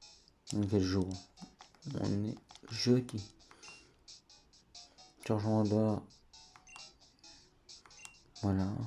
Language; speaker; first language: French; native; French